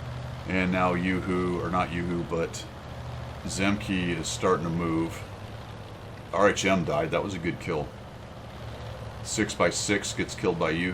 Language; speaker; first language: English; native; English